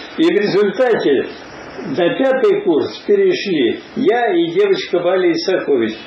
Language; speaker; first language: Russian; native; Russian